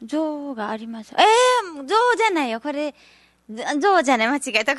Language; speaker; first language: Japanese; non-native, learner; Nepali